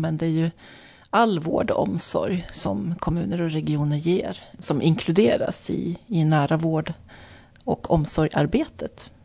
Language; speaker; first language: Swedish; native; Swedish